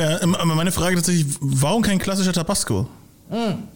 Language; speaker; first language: German; native; German